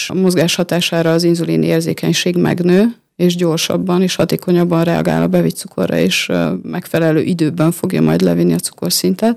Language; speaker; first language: Hungarian; native; Hungarian